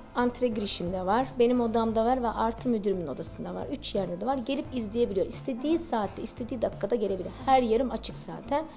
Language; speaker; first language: Turkish; early bilingual, heritage; Turkish